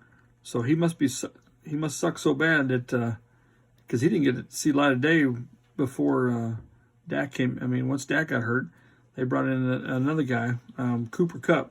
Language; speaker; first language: English; native; English